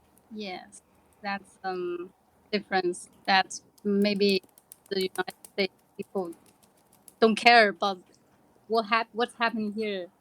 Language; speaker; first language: English; non-native, learner; Chinese